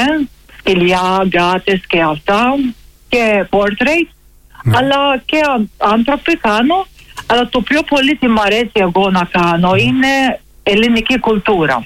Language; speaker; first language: Greek; non-native, learner; Maltese